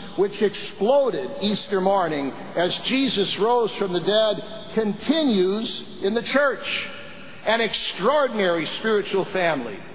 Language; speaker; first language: English; native; English